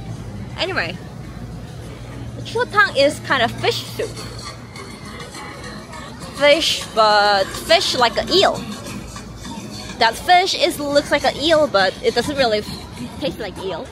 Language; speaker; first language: English; non-native, learner; Korean